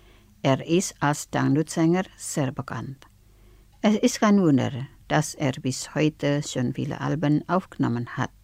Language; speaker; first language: German; non-native, fluent; Indonesian